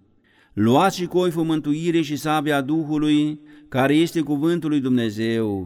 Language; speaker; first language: Romanian; native; Romanian